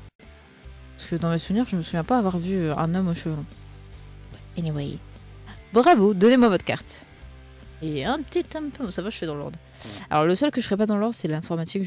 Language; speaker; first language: French; native; French